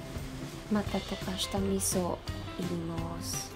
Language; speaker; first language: Japanese; non-native, fluent; Filipino